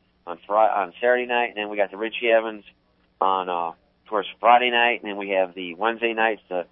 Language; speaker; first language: English; native; English